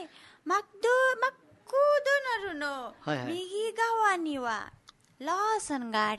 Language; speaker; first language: Japanese; non-native, learner; Nepali